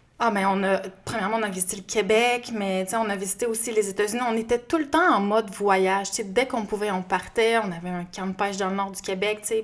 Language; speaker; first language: French; native; French